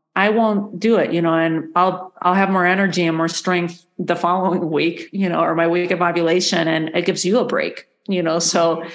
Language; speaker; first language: English; non-native, fluent; Spanish